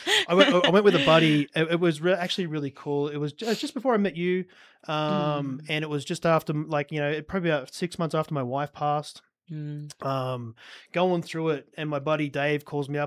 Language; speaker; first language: English; native; English